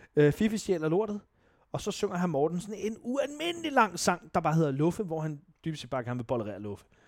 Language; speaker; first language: Danish; native; Danish